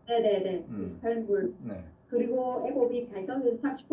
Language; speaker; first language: Korean; non-native, fluent; Vietnamese